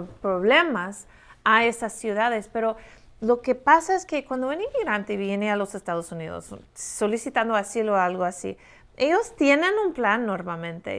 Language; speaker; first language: Spanish; non-native, fluent; English